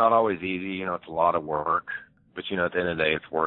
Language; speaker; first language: English; native; English